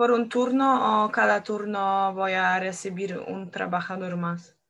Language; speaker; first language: Spanish; non-native, learner; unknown